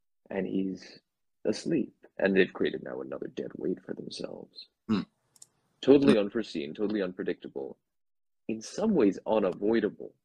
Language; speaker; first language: English; native; English